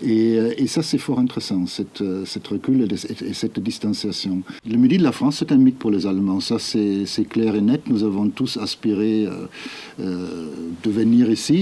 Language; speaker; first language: French; non-native, fluent; German